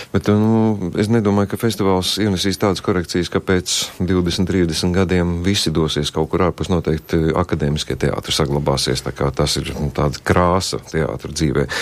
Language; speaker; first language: Latvian; native; Latvian